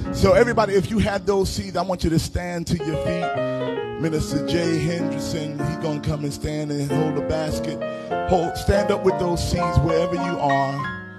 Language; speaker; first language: English; native; English